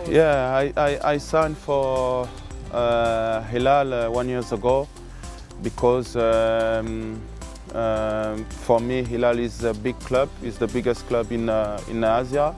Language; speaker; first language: English; non-native, learner; French